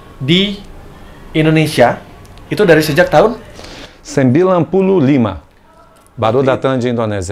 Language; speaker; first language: Indonesian; non-native, fluent; Portuguese